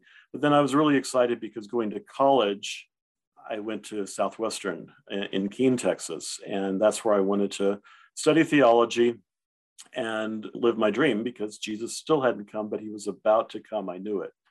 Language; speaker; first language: English; early bilingual, other home language; German